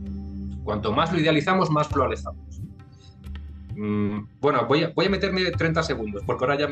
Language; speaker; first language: Spanish; native; Spanish